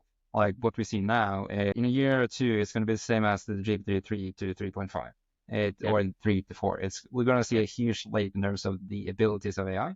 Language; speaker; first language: English; non-native, fluent; Norwegian